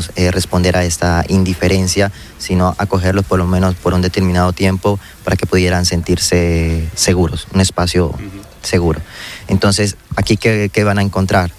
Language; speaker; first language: Spanish; native; Spanish